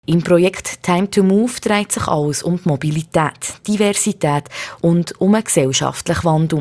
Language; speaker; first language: German; native; German